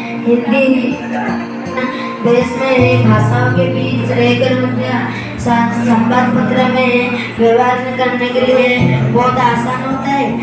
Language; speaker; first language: Hindi; non-native, local second language; Odia